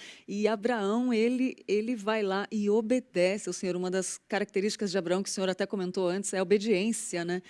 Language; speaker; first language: Portuguese; native; Portuguese